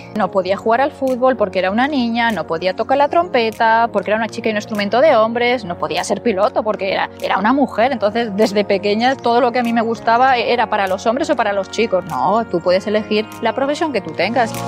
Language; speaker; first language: Spanish; native; Spanish